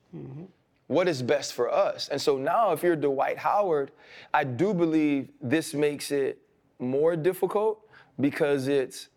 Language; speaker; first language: English; native; English